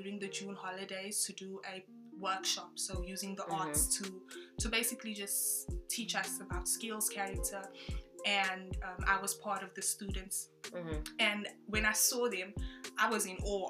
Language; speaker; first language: English; non-native, local second language; French